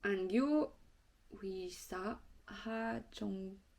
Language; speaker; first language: Korean; non-native, learner; French